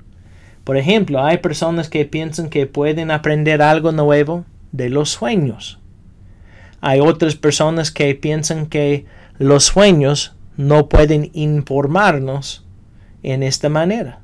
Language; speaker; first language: Spanish; non-native, fluent; English